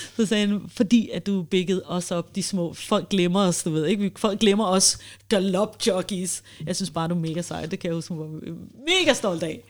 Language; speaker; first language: Danish; early bilingual, other home language; Swahili